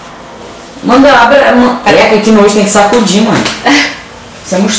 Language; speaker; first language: Portuguese; native; Portuguese